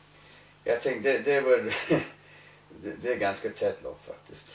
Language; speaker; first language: Swedish; non-native, learner; English